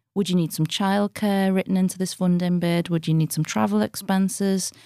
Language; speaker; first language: English; native; English